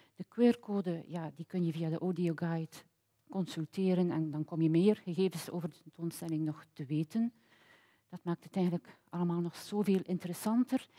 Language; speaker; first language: Dutch; native; Dutch